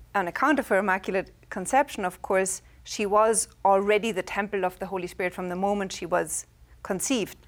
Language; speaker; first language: English; non-native, fluent; German